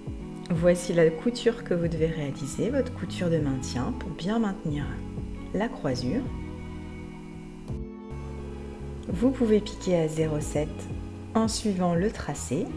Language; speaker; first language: French; native; French